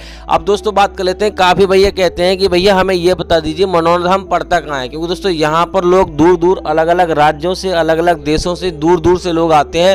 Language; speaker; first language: Hindi; native; Hindi